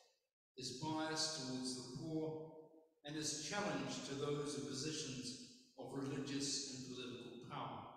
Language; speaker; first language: English; native; English